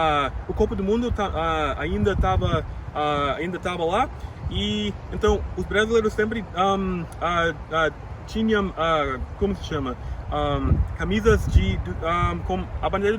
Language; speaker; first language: Portuguese; non-native, fluent; English